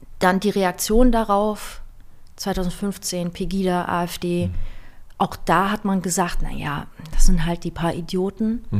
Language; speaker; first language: German; early bilingual, other home language; Persian